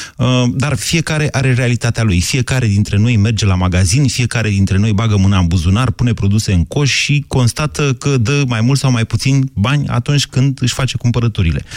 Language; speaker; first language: Romanian; native; Romanian